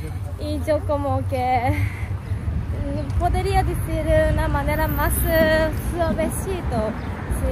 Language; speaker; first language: Spanish; non-native, fluent; Japanese